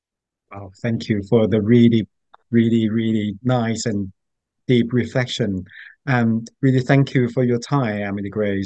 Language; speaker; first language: English; non-native, fluent; Chinese